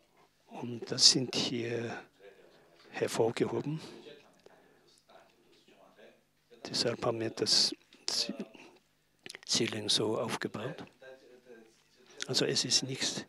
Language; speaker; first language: German; non-native, learner; Tibetan